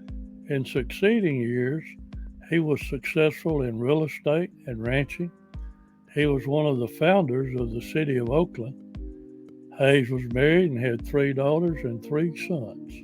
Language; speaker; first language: English; native; English